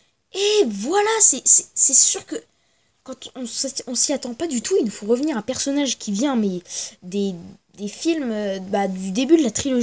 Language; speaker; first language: French; native; French